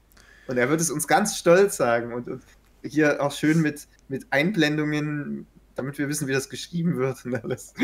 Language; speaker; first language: German; native; German